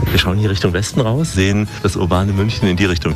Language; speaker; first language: German; native; German